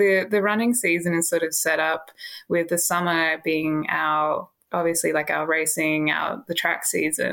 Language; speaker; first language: English; native; English